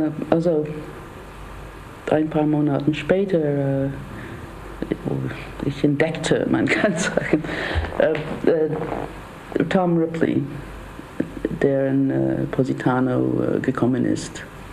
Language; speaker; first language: German; non-native, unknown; English